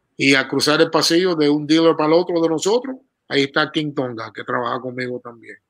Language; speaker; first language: Spanish; early bilingual, heritage; Spanish